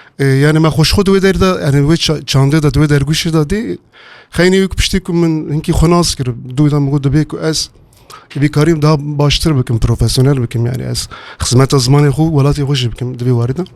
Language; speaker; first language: Kurdish; native; Kurdish